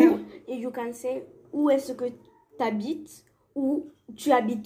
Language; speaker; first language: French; non-native, fluent; Spanish